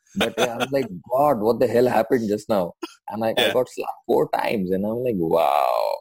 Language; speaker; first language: English; non-native, local second language; Sindhi